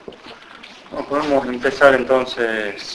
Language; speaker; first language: Spanish; native; Spanish